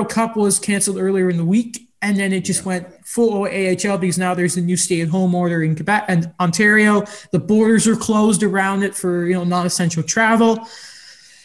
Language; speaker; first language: English; native; English